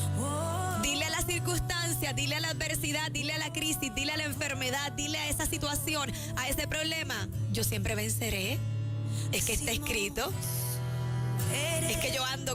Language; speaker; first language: Spanish; native; Spanish